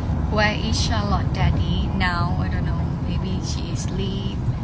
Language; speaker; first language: English; non-native, learner; Thai